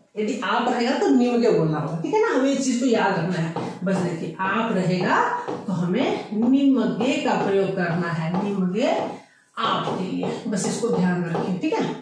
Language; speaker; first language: Hindi; native; Hindi